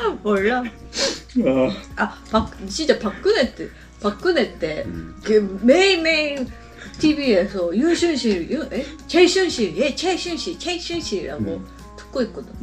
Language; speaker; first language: Korean; non-native, learner; Japanese